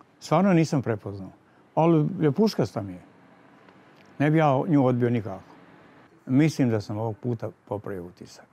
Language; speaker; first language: Serbian; native; Serbian